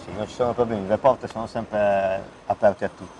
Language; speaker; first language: Italian; native; Italian